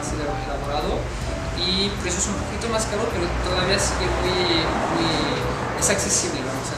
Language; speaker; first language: Spanish; non-native, fluent; French